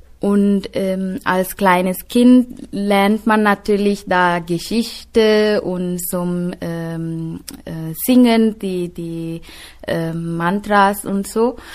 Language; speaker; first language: German; non-native, fluent; Sinhala